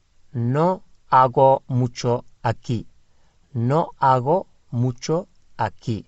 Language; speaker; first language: Spanish; non-native, fluent; English